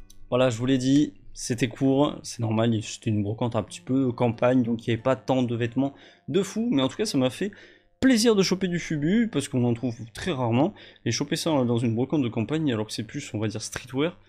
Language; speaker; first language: French; native; French